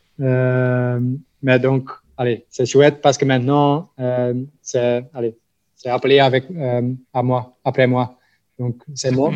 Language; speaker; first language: French; non-native, local second language; Dutch